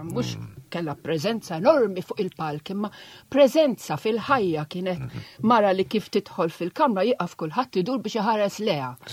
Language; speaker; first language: Maltese; non-native, local second language; Italian